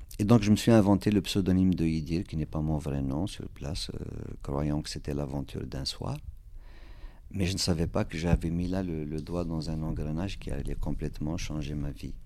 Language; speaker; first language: French; non-native, local second language; Kabyle